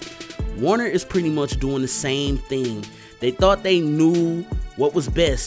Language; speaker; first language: English; native; English